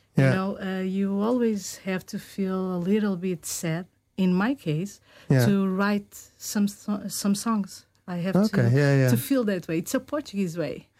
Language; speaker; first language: English; non-native, learner; Portuguese